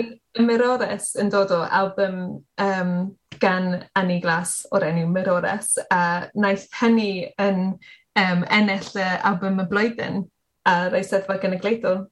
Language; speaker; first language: Welsh; non-native, learner; English